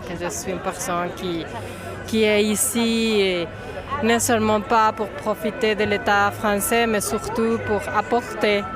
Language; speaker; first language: French; non-native, fluent; Spanish